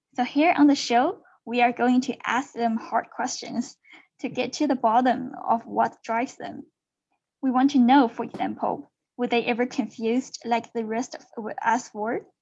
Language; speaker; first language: English; non-native, fluent; Chinese